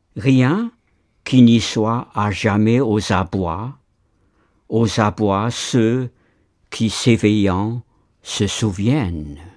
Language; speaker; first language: French; non-native, fluent; Chinese